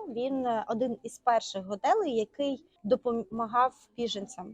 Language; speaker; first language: Ukrainian; native; Ukrainian